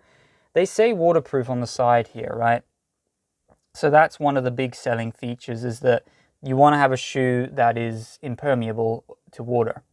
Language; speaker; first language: English; native; English